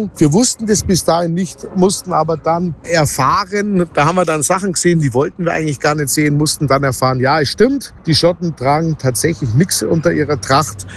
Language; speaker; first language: German; native; German